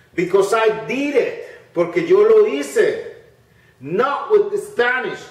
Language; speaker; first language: English; non-native, fluent; Spanish